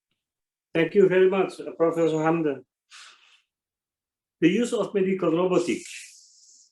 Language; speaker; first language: English; non-native, learner; Indonesian